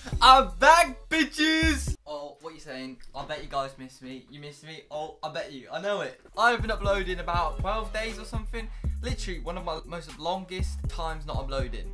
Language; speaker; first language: English; native; English